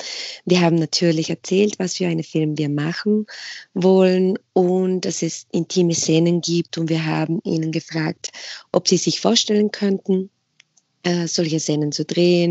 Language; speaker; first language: German; non-native, fluent; Spanish